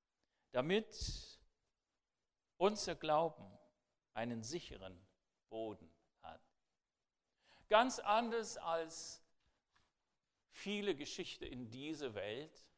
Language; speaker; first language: German; non-native, fluent; English